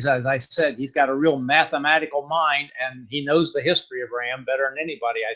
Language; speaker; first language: English; native; English